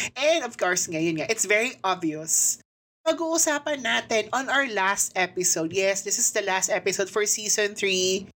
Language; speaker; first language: English; non-native, local second language; Filipino